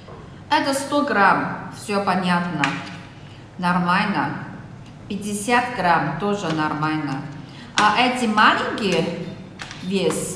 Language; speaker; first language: Russian; non-native, learner; Chinese